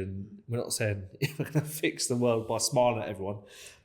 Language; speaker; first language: English; native; English